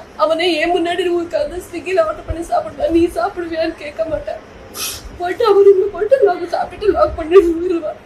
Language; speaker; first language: Tamil; non-native, local second language; Kannada